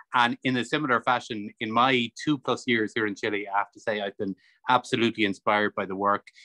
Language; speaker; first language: English; native; English